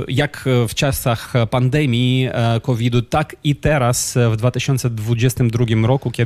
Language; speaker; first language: Polish; non-native, fluent; Ukrainian